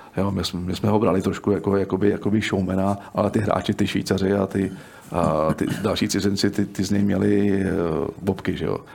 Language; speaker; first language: Czech; native; Czech